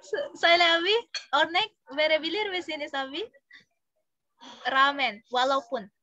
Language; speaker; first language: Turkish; non-native, learner; Indonesian